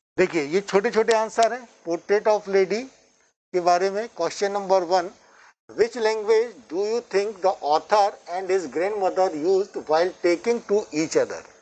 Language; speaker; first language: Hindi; native; Hindi